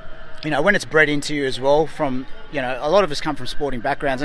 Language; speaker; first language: English; native; English